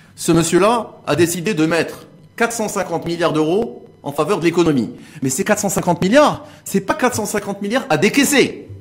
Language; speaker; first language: French; non-native, local second language; Arabic